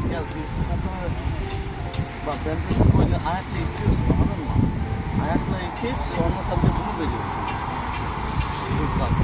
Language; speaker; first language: Turkish; non-native, learner; Bangla